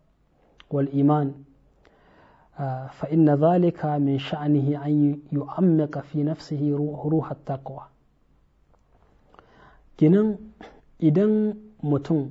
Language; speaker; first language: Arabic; non-native, fluent; Hausa